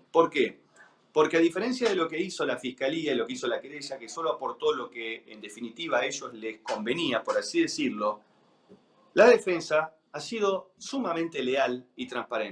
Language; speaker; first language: Spanish; native; Spanish